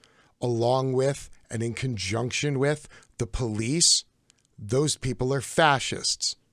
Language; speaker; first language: English; native; English